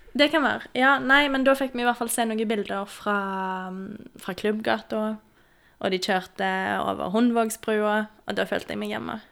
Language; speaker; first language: Norwegian; native; Norwegian